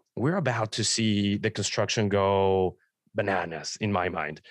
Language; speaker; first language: English; non-native, fluent; Spanish